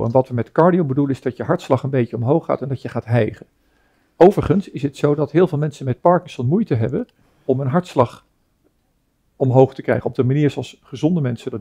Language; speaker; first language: Dutch; native; Dutch